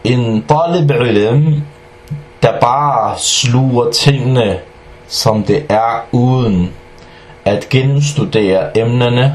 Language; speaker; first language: Danish; non-native, fluent; Arabic